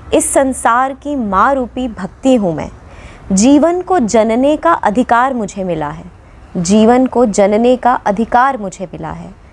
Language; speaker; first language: Hindi; non-native, local second language; Dogri